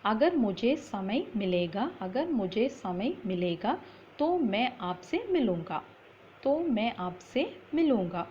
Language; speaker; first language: Hindi; non-native, local second language; Tamil